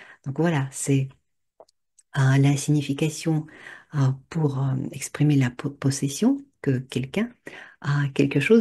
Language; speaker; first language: French; non-native, fluent; Russian